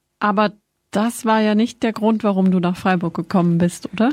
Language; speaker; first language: German; native; German